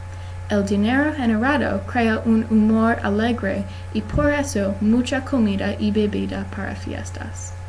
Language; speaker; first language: Spanish; non-native, learner; English